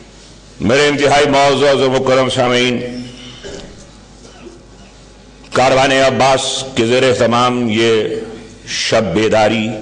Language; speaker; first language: Urdu; native; Urdu